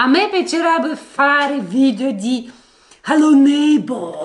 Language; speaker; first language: Italian; early bilingual, other home language; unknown